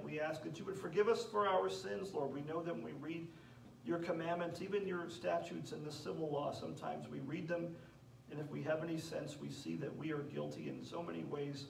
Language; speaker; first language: English; native; English